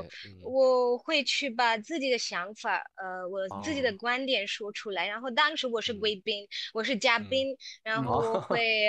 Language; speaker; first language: Chinese; non-native, local second language; Tamil